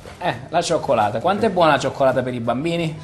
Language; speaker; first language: Italian; native; Italian